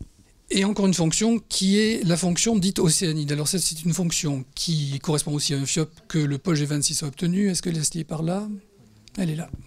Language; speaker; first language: French; native; French